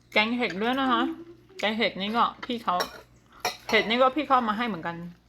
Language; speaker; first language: Thai; non-native, local second language; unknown